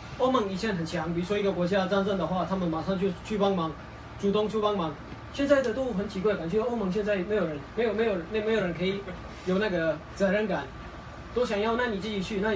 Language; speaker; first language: Chinese; non-native, fluent; Kurdish